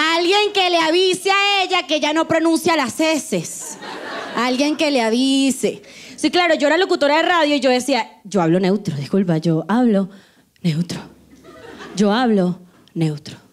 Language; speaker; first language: Spanish; native; Spanish